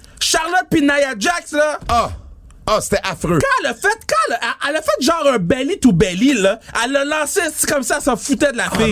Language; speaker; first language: French; native; French